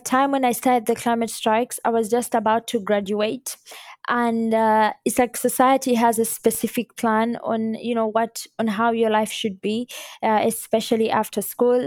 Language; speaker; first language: English; non-native, local second language; Ganda